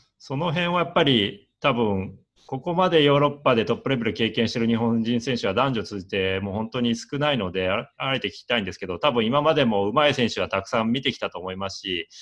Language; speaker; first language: Japanese; native; Japanese